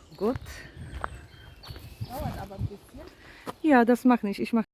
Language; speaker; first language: German; non-native, learner; Polish